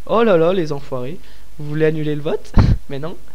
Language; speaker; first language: French; native; French